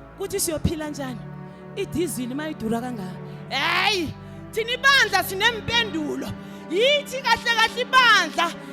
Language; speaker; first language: Zulu; non-native, local second language; South Ndebele